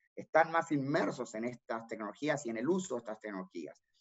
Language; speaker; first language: Spanish; native; Spanish